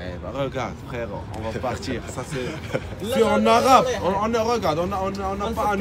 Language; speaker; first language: French; non-native, learner; Arabic